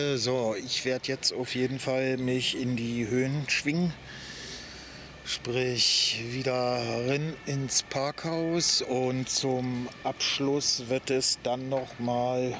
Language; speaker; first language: German; native; German